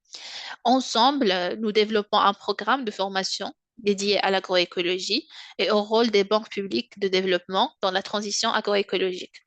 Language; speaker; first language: French; non-native, local second language; Arabic